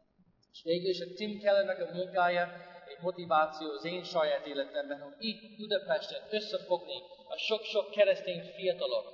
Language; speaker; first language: Hungarian; non-native, fluent; English